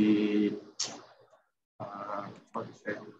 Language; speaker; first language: English; non-native, learner; Indonesian